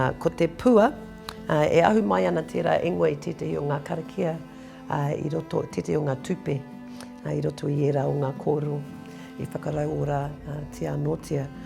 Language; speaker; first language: Māori; non-native, local second language; English